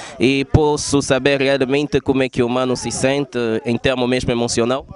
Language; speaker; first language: Portuguese; native; Portuguese